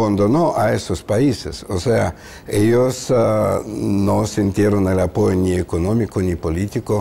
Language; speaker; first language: Spanish; non-native, fluent; Russian